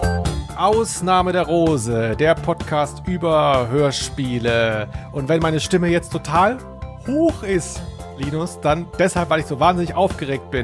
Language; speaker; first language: German; native; German